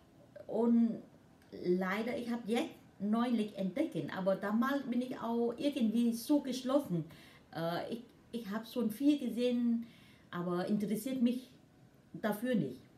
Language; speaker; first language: German; non-native, learner; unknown